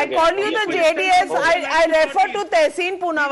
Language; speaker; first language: English; non-native, local second language; Hindi